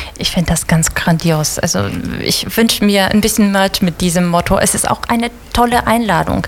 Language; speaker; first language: German; native; German